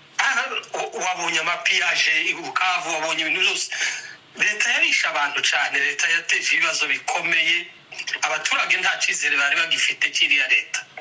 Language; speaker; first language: Kinyarwanda; native; Kinyarwanda